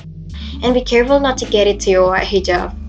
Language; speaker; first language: English; non-native, fluent; Indonesian